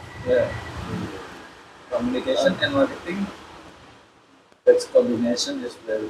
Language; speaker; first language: English; non-native, local second language; Indonesian